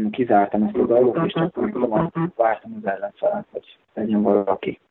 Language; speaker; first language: Hungarian; native; Hungarian